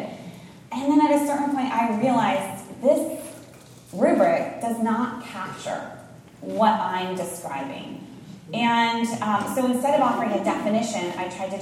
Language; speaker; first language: English; native; English